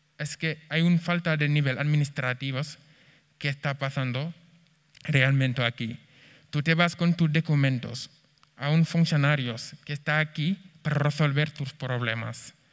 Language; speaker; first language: Spanish; non-native, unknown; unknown